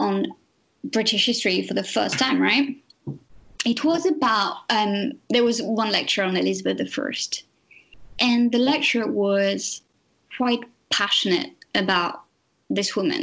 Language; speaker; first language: English; non-native, fluent; French